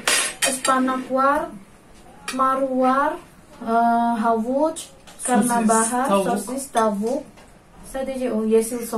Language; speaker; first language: Turkish; non-native, learner; Indonesian